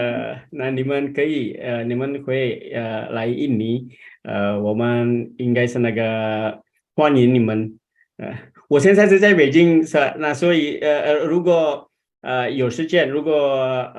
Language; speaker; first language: Chinese; non-native, learner; Indonesian